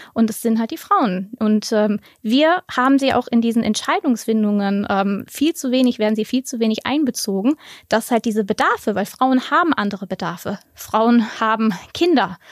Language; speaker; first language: German; native; German